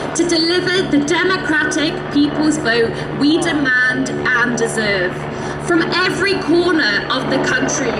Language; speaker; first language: English; native; English